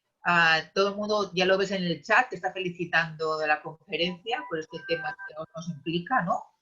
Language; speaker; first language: Spanish; native; Spanish